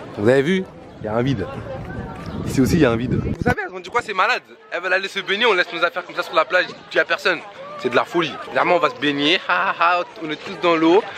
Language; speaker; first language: French; native; French